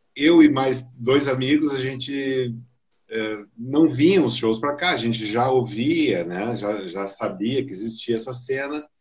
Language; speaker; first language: Portuguese; native; Portuguese